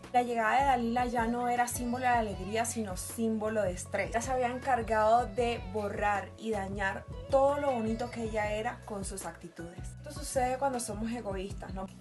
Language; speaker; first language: Spanish; native; Spanish